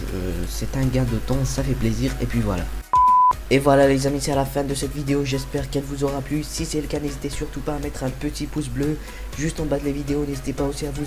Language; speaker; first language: French; native; French